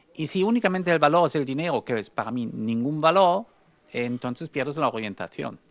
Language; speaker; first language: Spanish; non-native, fluent; German